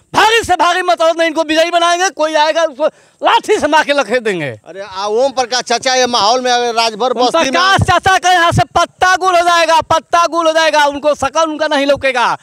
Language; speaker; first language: Hindi; native; Hindi